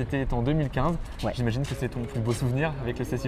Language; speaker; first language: French; native; French